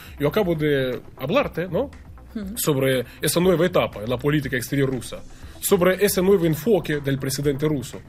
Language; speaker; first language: Spanish; non-native, fluent; Russian